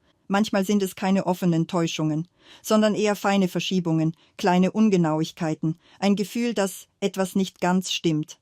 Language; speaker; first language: German; native; German